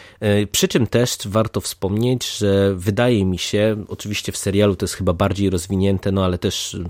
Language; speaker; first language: Polish; native; Polish